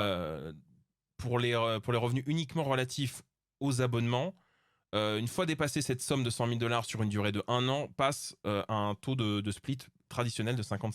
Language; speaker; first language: French; native; French